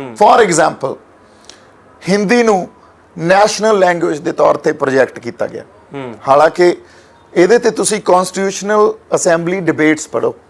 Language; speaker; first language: Punjabi; native; Punjabi